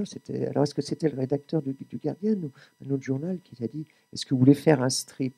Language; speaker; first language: French; native; French